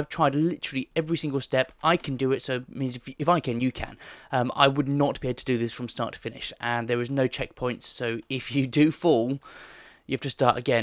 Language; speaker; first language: English; native; English